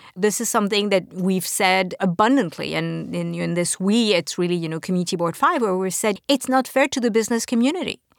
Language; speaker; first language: English; non-native, fluent; French